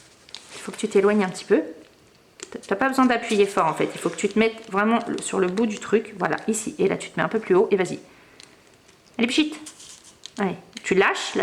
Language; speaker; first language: French; native; French